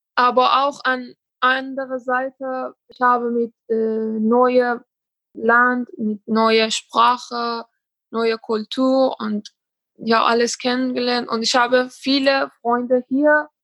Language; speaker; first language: German; non-native, learner; Persian